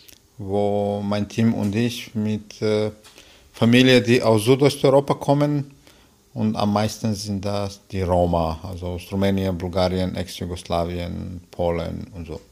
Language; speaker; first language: German; non-native, fluent; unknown